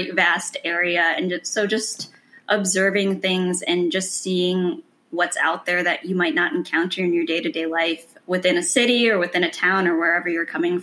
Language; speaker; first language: English; native; English